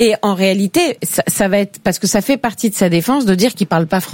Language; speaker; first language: French; native; French